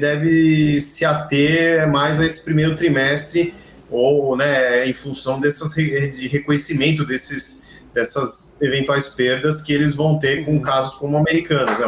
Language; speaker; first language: Portuguese; native; Portuguese